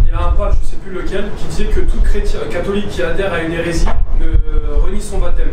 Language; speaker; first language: French; native; French